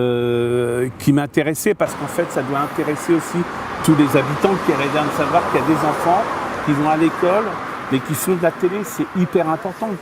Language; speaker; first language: French; native; French